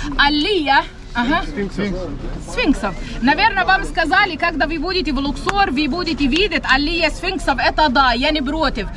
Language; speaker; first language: Russian; non-native, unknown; Arabic